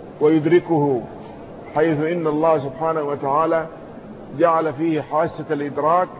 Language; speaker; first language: Arabic; native; Arabic